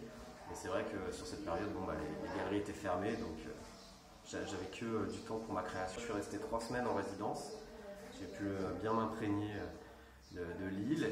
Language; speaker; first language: French; native; French